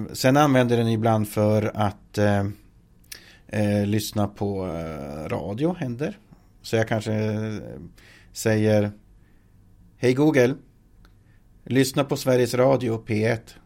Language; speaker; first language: Swedish; native; Swedish